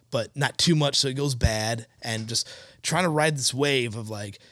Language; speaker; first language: English; native; English